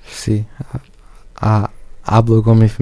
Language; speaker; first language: Spanish; early bilingual, other home language; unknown